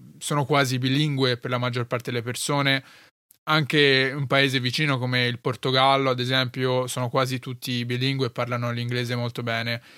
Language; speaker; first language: Italian; early bilingual, other home language; Arabic